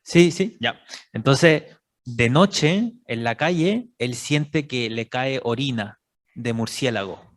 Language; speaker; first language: Spanish; native; Spanish